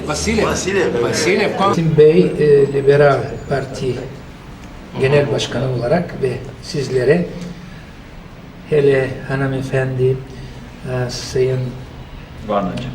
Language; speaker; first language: Turkish; non-native, fluent; Bulgarian